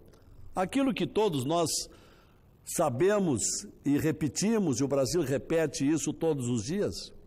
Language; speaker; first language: Portuguese; native; Portuguese